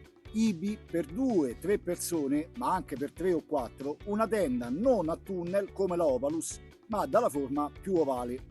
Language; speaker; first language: Italian; native; Italian